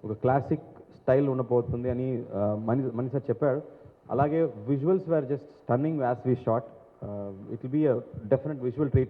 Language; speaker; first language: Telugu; non-native, learner; Tamil